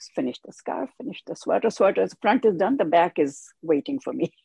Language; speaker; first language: English; non-native, local second language; Hindi